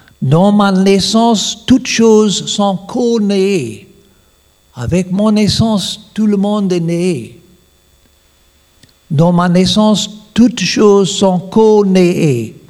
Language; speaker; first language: French; non-native, fluent; English